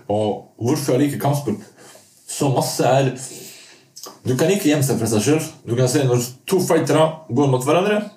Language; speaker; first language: Norwegian; non-native, fluent; Bosnian